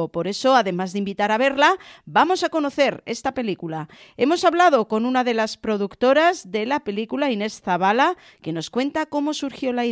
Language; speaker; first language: Spanish; native; Spanish